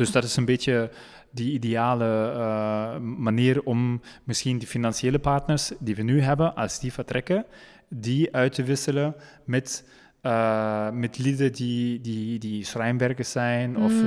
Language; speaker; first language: Dutch; non-native, local second language; French